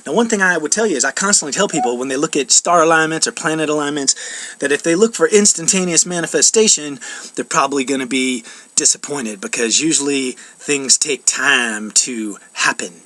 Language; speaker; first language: English; native; English